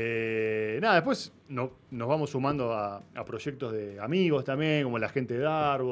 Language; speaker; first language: Spanish; native; Spanish